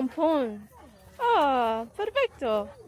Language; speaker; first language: Spanish; non-native, learner; English